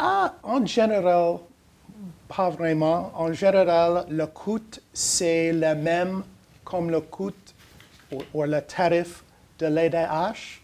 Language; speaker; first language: French; non-native, learner; English